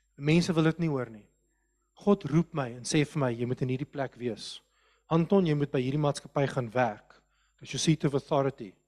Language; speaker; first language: Afrikaans; native; Afrikaans